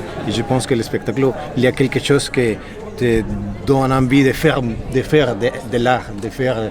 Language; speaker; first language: French; non-native, fluent; Spanish